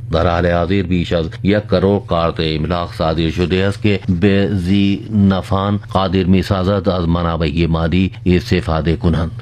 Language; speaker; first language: Persian; non-native, fluent; Urdu